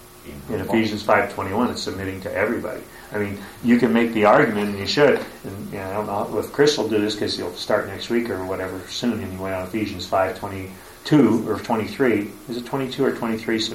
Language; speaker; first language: English; native; English